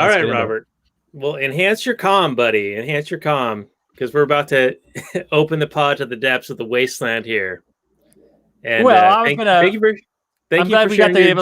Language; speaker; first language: English; native; English